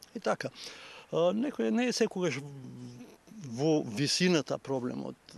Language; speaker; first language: Macedonian; native; Macedonian